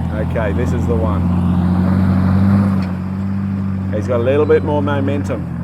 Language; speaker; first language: English; native; English